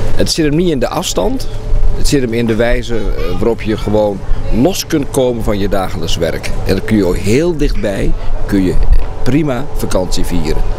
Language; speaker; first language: Dutch; native; Dutch